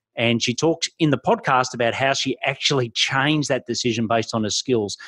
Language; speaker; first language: English; native; English